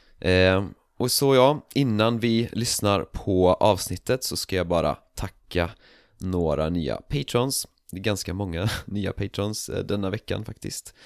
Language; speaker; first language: Swedish; native; Swedish